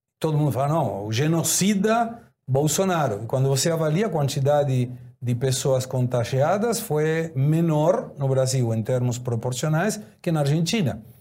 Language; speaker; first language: Portuguese; non-native, fluent; Spanish